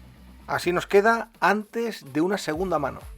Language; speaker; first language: Spanish; native; Spanish